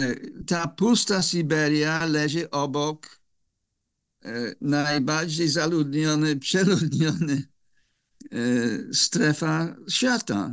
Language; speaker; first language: Polish; non-native, fluent; English